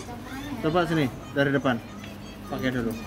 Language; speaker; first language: Indonesian; non-native, local second language; Javanese